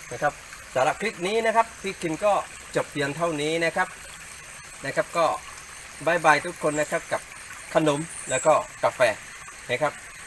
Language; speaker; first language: Thai; non-native, local second language; Pattani Malay